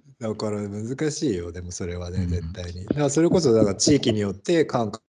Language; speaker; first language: Japanese; native; Japanese